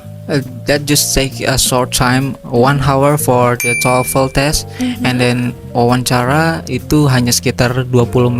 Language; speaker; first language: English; non-native, learner; Indonesian